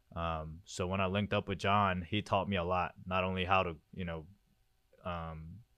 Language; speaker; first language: English; early bilingual, other home language; Korean